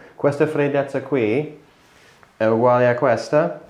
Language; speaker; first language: Italian; non-native, learner; English